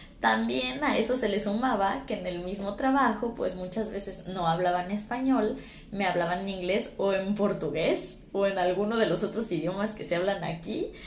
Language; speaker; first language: Spanish; native; Spanish